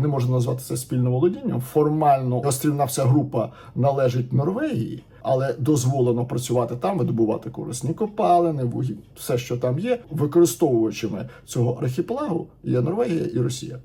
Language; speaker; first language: Ukrainian; native; Ukrainian